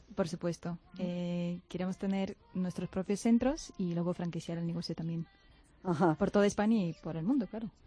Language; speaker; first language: Spanish; non-native, fluent; Russian